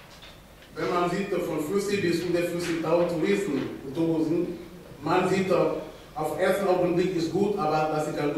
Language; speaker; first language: German; non-native, fluent; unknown